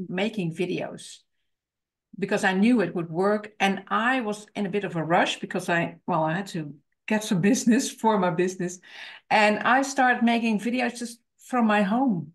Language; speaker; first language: English; non-native, fluent; Dutch